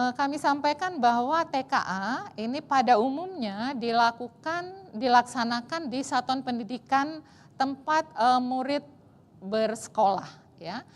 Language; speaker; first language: Indonesian; native; Indonesian